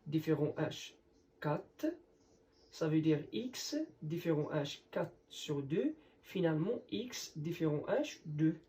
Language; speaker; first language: French; non-native, local second language; Arabic